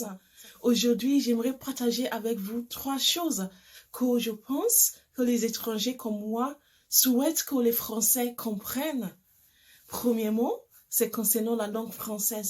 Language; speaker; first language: French; non-native, fluent; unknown